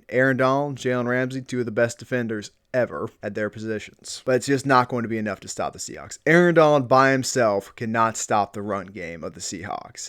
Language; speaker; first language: English; native; English